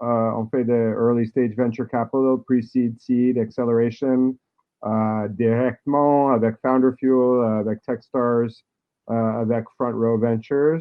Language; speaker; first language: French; non-native, learner; English